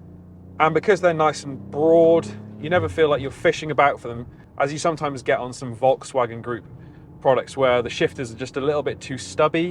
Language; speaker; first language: English; native; English